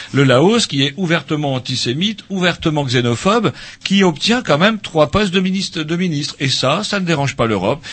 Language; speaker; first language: French; native; French